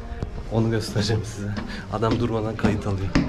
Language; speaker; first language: Turkish; native; Turkish